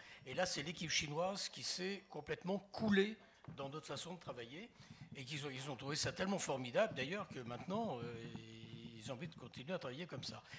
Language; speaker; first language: French; native; French